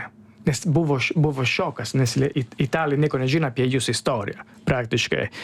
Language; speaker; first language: Lithuanian; non-native, learner; Italian